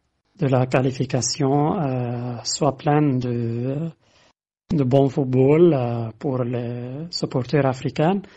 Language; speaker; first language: French; non-native, fluent; Arabic